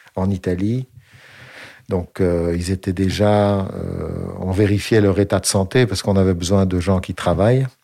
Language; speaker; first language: French; native; French